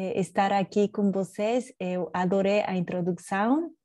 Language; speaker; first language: Portuguese; non-native, learner; Spanish